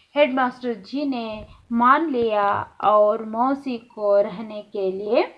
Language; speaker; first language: Hindi; non-native, local second language; Kannada